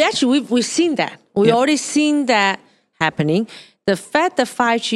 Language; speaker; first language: English; non-native, local second language; Cantonese